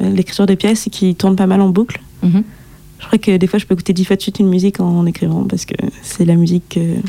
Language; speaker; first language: French; native; French